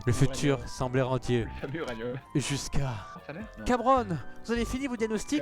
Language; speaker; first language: French; native; French